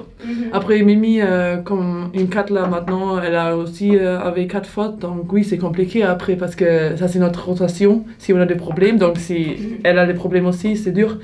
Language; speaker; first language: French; non-native, learner; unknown